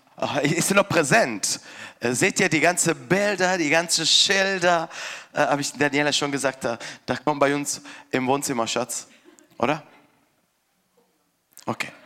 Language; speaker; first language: German; non-native, fluent; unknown